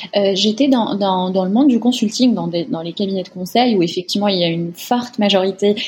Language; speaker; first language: French; non-native, local second language; Arabic